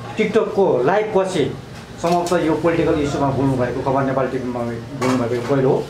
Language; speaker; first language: Nepali; native; Nepali